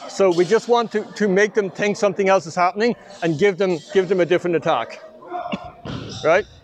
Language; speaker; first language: English; native; English